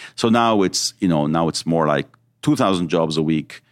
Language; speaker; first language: English; early bilingual, other home language; Hebrew